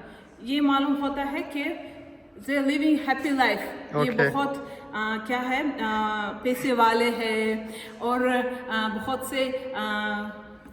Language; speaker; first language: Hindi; non-native, fluent; Uzbek